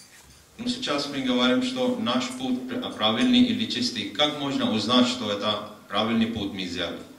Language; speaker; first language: Russian; non-native, learner; Hindi